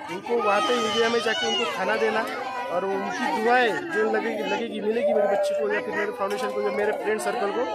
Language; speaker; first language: Hindi; native; Hindi